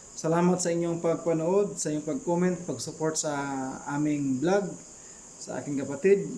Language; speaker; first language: Filipino; non-native, local second language; Cebuano